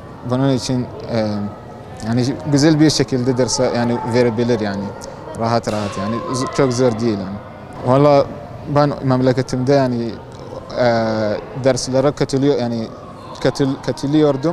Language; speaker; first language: Turkish; non-native, learner; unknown